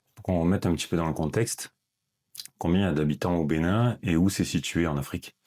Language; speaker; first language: French; native; French